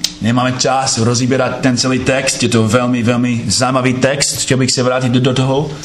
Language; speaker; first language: Czech; non-native, fluent; English